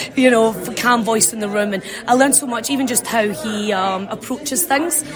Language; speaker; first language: English; native; English